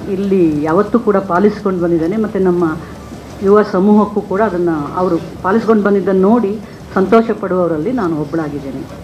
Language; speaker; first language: Kannada; native; Kannada